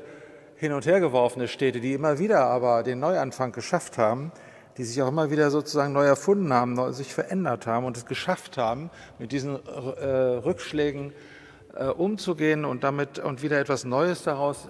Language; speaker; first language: German; native; German